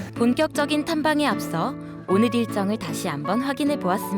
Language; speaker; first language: Korean; native; Korean